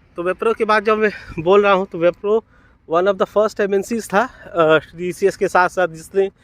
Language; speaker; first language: Hindi; non-native, local second language; Bangla